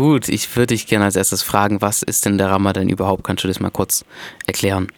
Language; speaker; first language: German; native; German